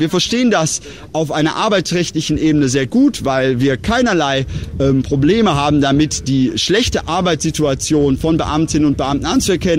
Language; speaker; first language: German; native; German